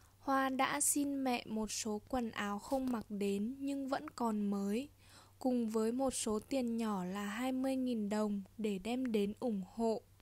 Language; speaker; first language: Vietnamese; native; Vietnamese